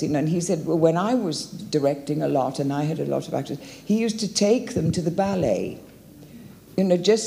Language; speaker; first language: English; native; English